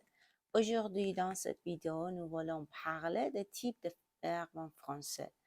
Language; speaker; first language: French; non-native, learner; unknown